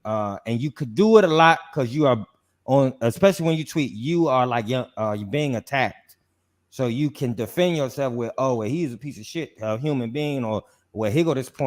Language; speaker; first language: English; native; English